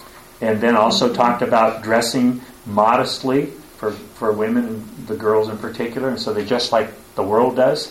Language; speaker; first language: English; native; English